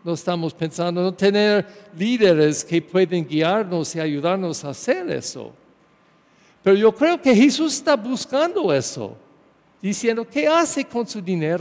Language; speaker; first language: Spanish; non-native, learner; English